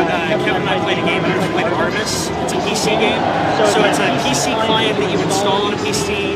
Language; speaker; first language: English; native; English